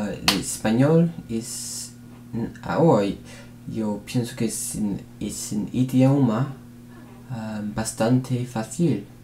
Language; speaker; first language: Spanish; non-native, learner; English